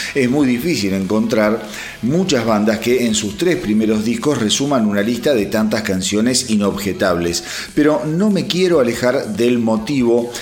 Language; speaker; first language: Spanish; native; Spanish